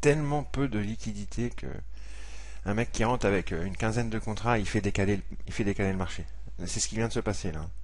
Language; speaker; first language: French; native; French